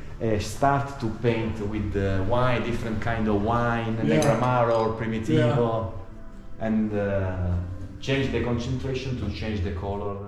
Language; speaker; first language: English; non-native, learner; Italian